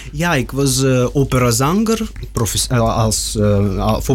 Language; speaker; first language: Dutch; non-native, learner; Russian